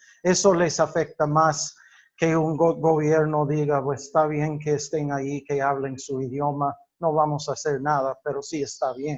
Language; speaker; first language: Spanish; non-native, fluent; English